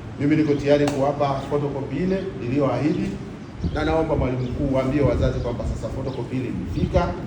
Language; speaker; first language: Swahili; native; Swahili